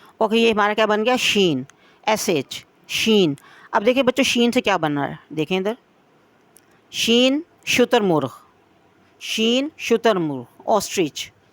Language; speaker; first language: Urdu; native; Urdu